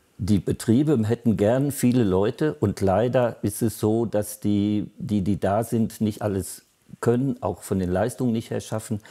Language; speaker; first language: German; native; German